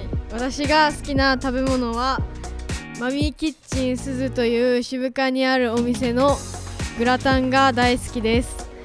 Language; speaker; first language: Japanese; native; Japanese